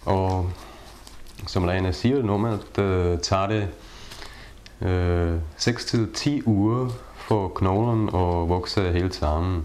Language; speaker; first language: Danish; non-native, fluent; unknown